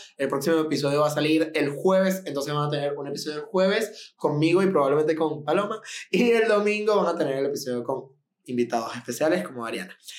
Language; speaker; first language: Spanish; native; Spanish